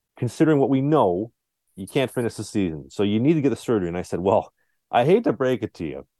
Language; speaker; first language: English; native; English